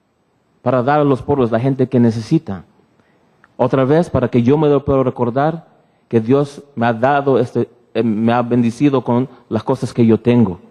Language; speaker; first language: Spanish; early bilingual, heritage; Spanish